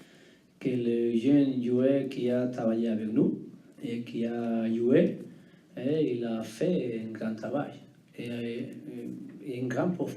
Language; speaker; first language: French; non-native, learner; Spanish